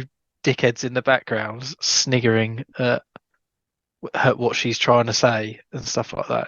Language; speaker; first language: English; native; English